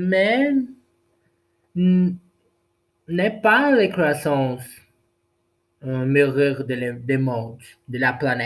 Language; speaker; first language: French; non-native, learner; Portuguese